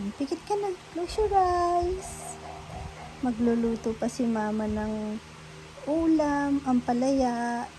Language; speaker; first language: Filipino; native; Filipino